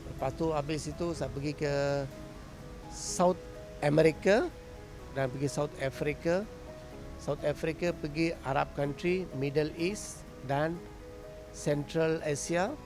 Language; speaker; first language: Malay; non-native, local second language; Tamil